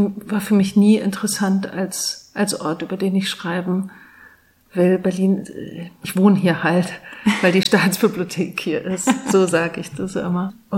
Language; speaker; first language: German; native; German